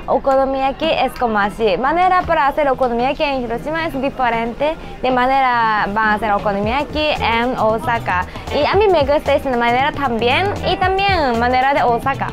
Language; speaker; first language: Spanish; non-native, learner; Japanese